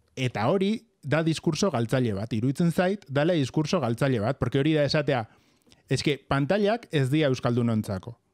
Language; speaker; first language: Basque; non-native, local second language; Spanish